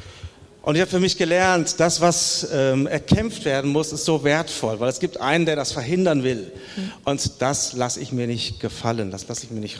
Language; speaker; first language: German; native; German